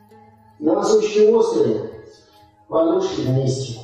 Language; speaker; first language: Russian; native; Russian